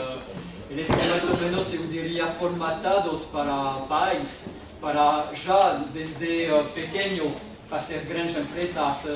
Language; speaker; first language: Portuguese; non-native, fluent; French